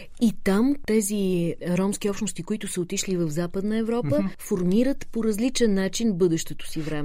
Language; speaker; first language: Bulgarian; native; Bulgarian